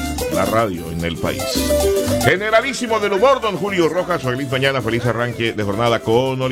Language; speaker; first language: Spanish; native; Spanish